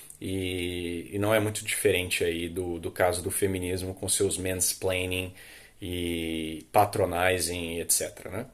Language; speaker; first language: Portuguese; native; Portuguese